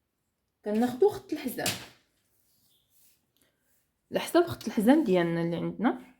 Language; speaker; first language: Arabic; native; Arabic